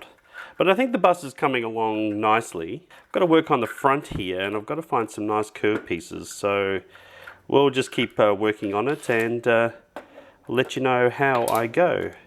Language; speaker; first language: English; native; English